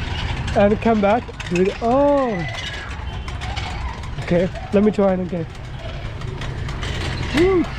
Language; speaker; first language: English; non-native, learner; Burmese